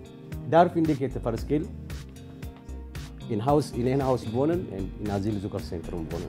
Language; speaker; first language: Dutch; non-native, learner; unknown